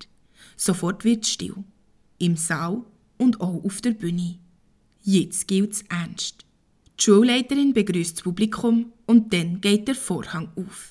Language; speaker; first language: German; native; German